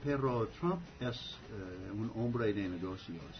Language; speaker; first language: Spanish; non-native, learner; English